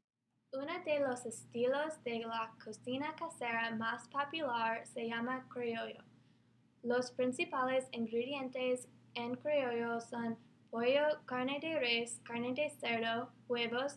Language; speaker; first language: Spanish; non-native, learner; English